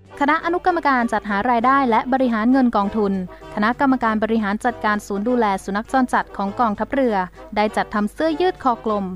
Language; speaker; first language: Thai; native; Thai